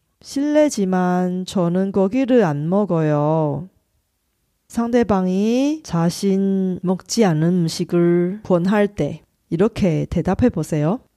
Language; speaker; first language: Korean; non-native, fluent; Chinese